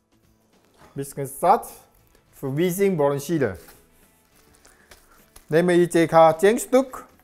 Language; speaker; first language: German; non-native, learner; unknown